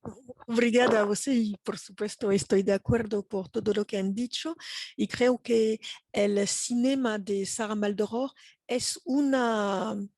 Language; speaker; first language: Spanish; non-native, fluent; French